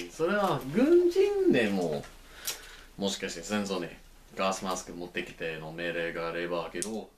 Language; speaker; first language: Japanese; non-native, learner; English